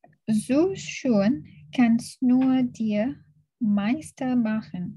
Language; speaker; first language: German; non-native, learner; Arabic